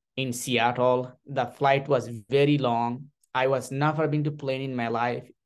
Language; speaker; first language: English; non-native, fluent; Burmese